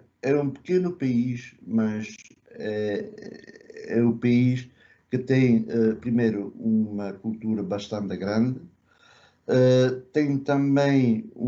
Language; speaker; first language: Portuguese; early bilingual, other home language; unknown